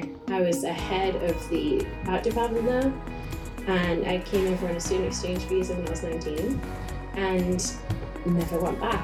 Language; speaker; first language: English; native; English